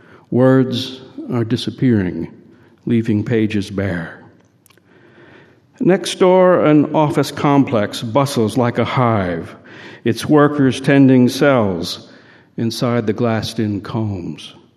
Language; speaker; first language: English; native; English